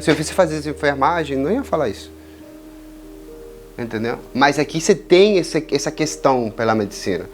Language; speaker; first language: Portuguese; non-native, fluent; Spanish